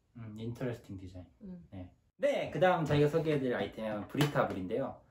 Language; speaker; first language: Korean; native; Korean